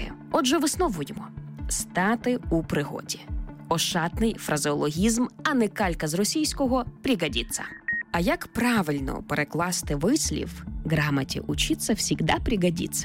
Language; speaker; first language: Ukrainian; native; Ukrainian